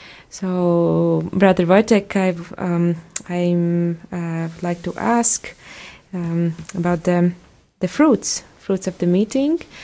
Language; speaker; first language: English; non-native, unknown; Latvian